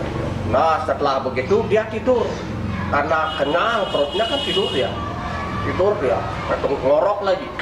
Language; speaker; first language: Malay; non-native, local second language; Balinese